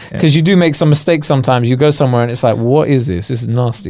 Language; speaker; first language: English; native; English